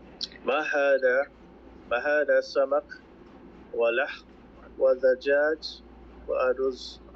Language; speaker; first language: Arabic; non-native, learner; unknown